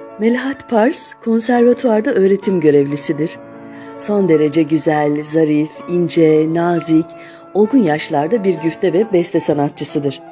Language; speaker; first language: Turkish; native; Turkish